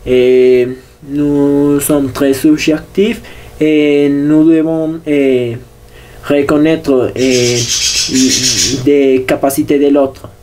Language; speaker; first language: French; non-native, learner; Spanish